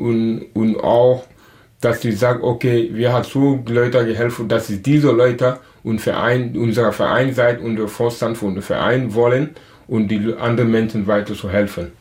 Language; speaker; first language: German; non-native, learner; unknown